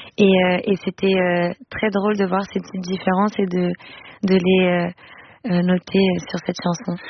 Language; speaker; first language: French; non-native, fluent; Spanish